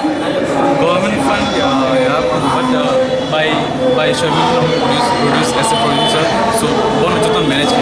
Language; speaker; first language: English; non-native, local second language; Kok Borok